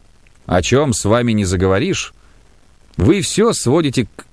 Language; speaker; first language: Russian; native; Russian